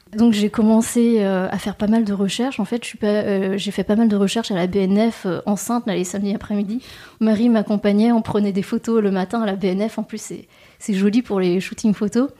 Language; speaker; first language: French; native; French